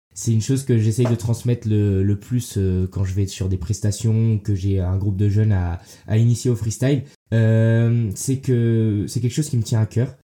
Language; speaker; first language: French; early bilingual, heritage; French